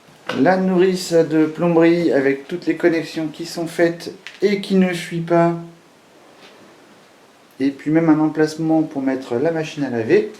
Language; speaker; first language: French; native; French